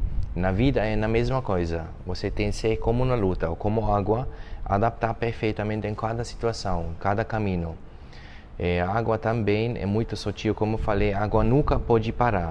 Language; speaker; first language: Portuguese; non-native, fluent; German